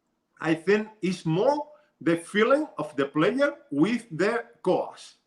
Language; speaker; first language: English; non-native, learner; Spanish